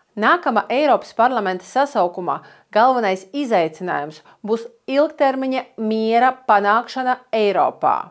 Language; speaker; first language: Latvian; non-native, local second language; Russian